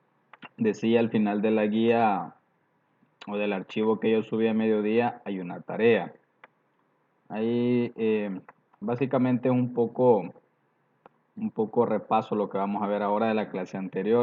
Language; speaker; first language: Spanish; native; Spanish